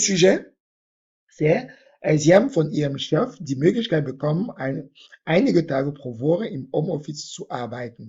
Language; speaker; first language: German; non-native, fluent; French